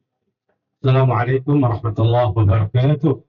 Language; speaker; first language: Arabic; non-native, fluent; Indonesian